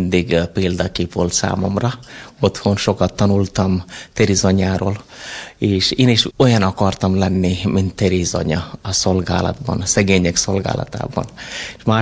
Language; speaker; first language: Hungarian; non-native, fluent; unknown